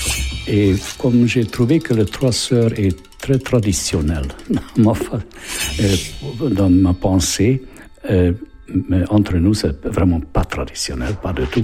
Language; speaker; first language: French; non-native, fluent; Hungarian